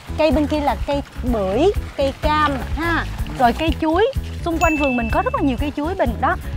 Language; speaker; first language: Vietnamese; native; Vietnamese